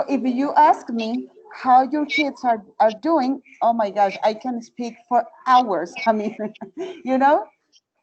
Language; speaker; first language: English; non-native, fluent; Spanish